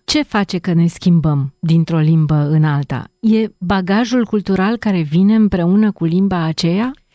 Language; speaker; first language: Romanian; native; Romanian